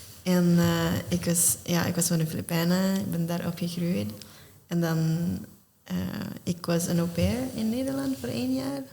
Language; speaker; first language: Dutch; non-native, learner; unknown